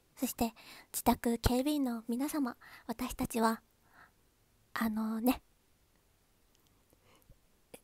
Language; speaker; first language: Japanese; native; Japanese